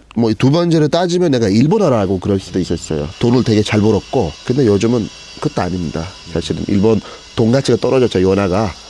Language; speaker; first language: Korean; non-native, fluent; Turkish